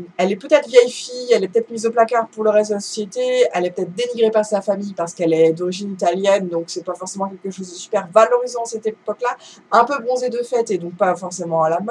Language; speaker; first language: French; native; French